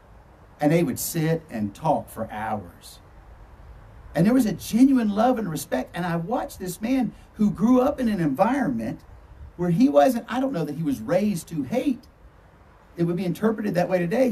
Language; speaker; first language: English; native; English